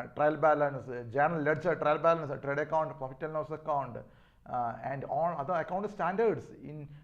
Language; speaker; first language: English; non-native, local second language; Malayalam